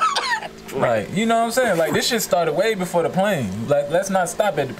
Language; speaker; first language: English; native; English